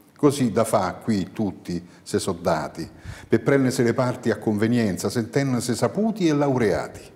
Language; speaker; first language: Italian; native; Italian